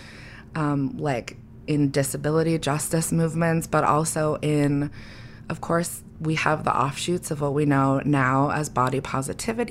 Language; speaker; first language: English; native; English